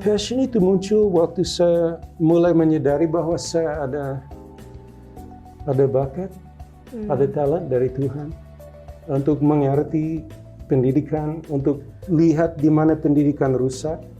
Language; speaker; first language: Indonesian; non-native, local second language; English